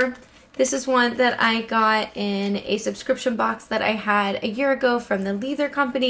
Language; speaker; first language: English; native; English